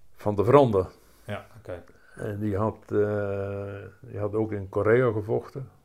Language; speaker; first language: Dutch; native; Dutch